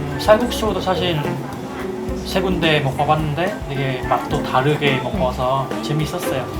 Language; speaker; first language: Korean; non-native, fluent; Vietnamese